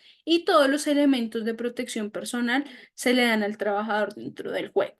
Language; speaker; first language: Spanish; native; Spanish